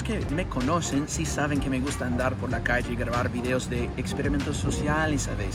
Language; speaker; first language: Spanish; non-native, fluent; English